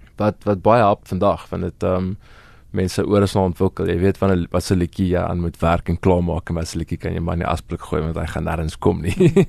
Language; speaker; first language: Afrikaans; native; Afrikaans